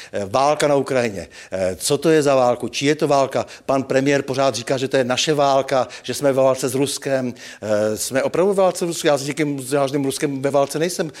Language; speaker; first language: Czech; non-native, fluent; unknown